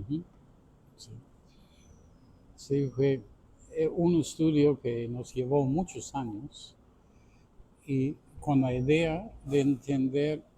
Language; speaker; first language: Spanish; non-native, fluent; English